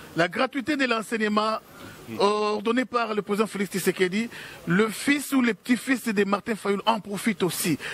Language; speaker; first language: French; non-native, local second language; Lingala